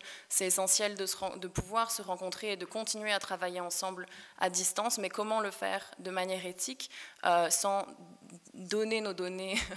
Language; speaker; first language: French; native; French